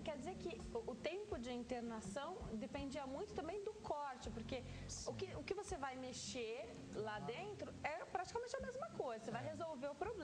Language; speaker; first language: Portuguese; native; Portuguese